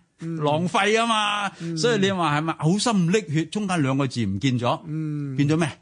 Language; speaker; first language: Cantonese; native; Cantonese